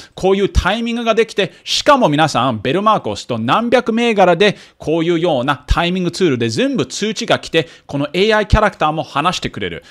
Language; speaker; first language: Japanese; early bilingual, heritage; Japanese